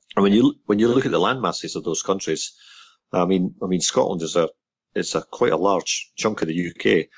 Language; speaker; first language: English; native; English